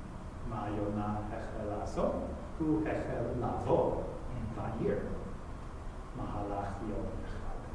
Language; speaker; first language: Hebrew; non-native, fluent; English